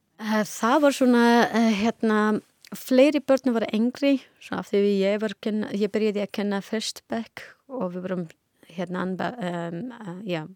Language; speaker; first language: Icelandic; non-native, learner; Persian